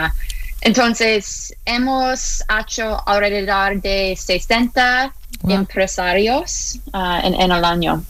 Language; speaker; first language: Spanish; non-native, learner; English